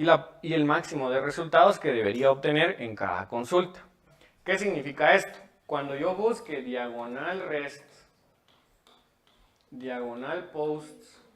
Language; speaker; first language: Spanish; native; Spanish